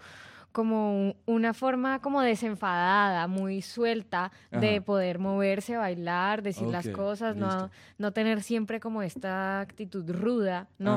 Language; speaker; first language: Spanish; native; Spanish